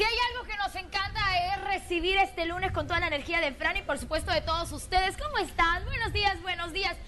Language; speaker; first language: Spanish; native; Spanish